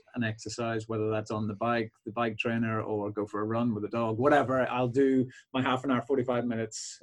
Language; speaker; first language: English; native; English